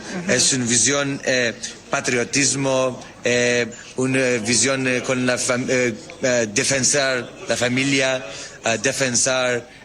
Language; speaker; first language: Spanish; non-native, learner; English